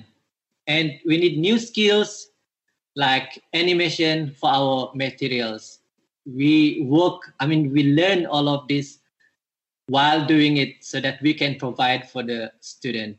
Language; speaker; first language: English; non-native, local second language; Malay